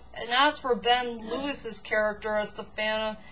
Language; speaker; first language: English; native; English